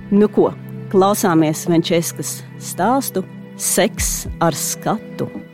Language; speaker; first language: Latvian; native; Latvian